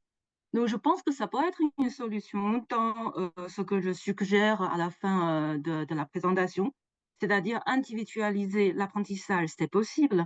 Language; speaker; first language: French; non-native, fluent; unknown